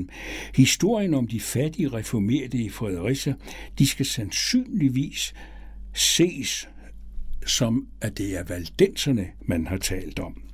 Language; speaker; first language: Danish; native; Danish